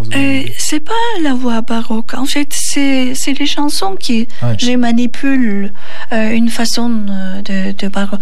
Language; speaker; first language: French; non-native, learner; Turkish